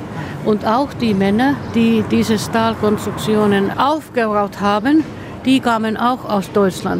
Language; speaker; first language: German; non-native, fluent; Finnish